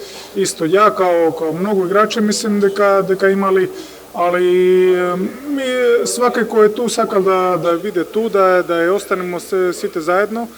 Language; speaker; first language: Macedonian; non-native, fluent; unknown